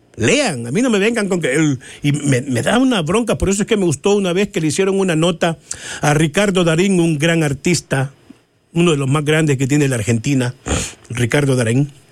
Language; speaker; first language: Spanish; native; Spanish